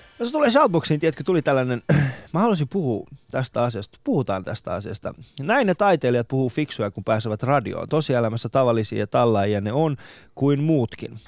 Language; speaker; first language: Finnish; early bilingual, other home language; Persian